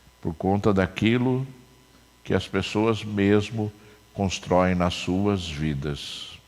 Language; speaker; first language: Portuguese; native; Portuguese